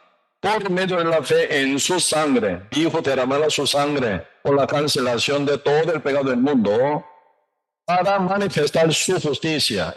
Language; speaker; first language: Spanish; non-native, learner; Korean